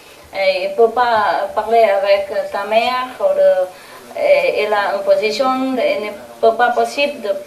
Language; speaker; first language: French; non-native, fluent; Vietnamese